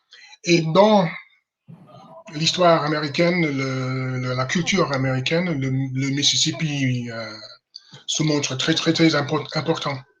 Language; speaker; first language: French; non-native, fluent; English